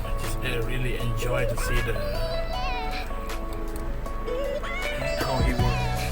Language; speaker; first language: English; non-native, local second language; Malay